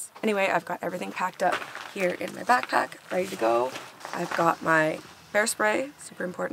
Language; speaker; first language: English; native; English